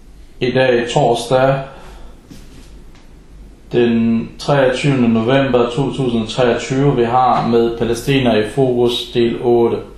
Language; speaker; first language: Danish; non-native, fluent; Arabic